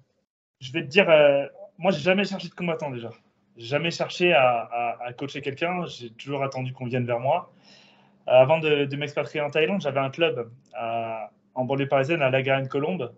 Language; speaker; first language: French; native; French